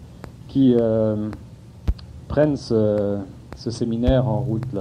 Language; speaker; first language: French; native; French